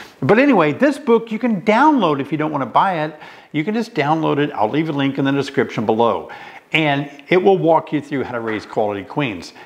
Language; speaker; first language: English; native; English